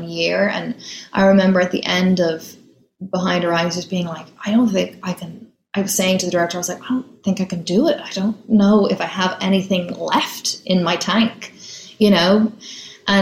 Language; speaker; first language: English; native; English